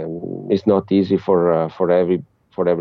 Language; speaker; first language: English; non-native, fluent; Italian